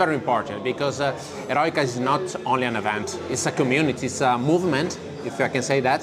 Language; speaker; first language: English; non-native, fluent; Italian